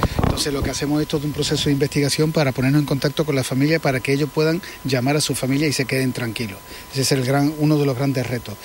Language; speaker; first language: Spanish; native; Spanish